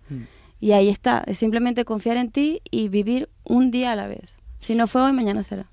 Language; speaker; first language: Spanish; native; Spanish